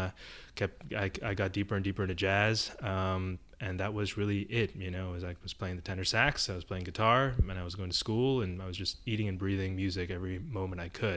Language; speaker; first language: English; early bilingual, other home language; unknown